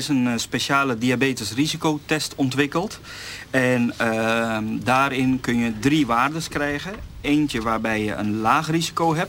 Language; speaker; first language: Dutch; native; Dutch